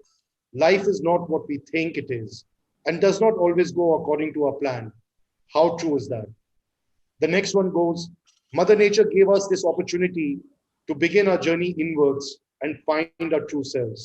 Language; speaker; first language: English; non-native, local second language; Hindi